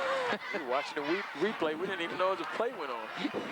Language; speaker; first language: English; native; English